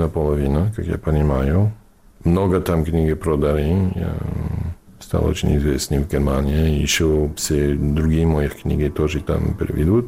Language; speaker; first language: Russian; non-native, fluent; English